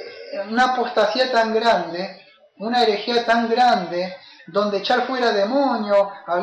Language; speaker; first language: Spanish; native; Spanish